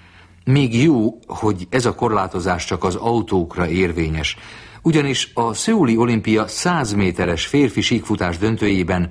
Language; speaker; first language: Hungarian; native; Hungarian